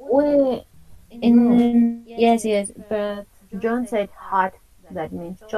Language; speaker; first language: English; non-native, fluent; Spanish